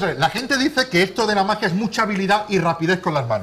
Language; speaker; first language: Spanish; native; Spanish